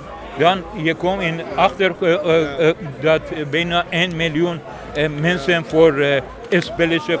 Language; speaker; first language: Dutch; non-native, learner; Persian